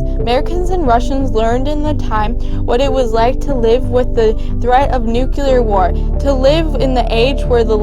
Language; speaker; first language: English; native; English